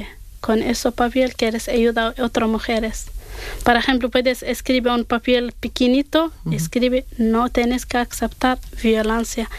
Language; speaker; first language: Spanish; non-native, learner; Arabic